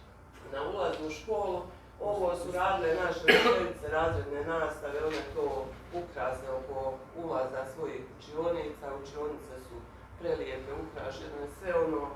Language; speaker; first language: Bosnian; native; Bosnian